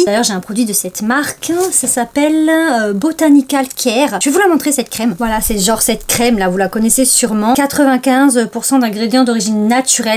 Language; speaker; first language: French; native; French